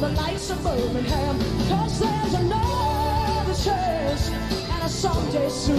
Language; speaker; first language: English; native; English